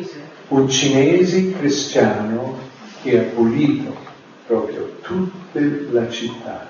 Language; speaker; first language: Italian; non-native, fluent; English